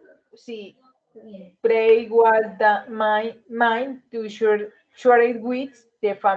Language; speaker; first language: English; non-native, learner; Spanish